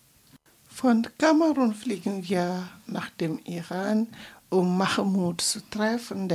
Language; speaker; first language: German; non-native, fluent; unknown